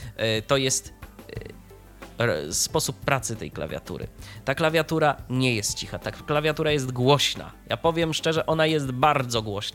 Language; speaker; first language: Polish; native; Polish